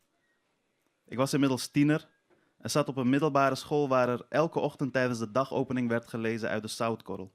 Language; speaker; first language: Dutch; early bilingual, other home language; Persian